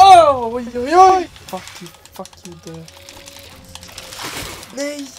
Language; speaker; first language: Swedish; native; Swedish